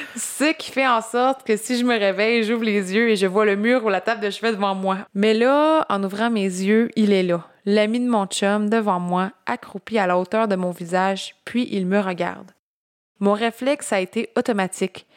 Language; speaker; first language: French; native; French